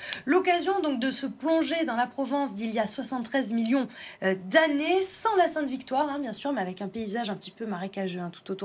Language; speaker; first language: French; native; French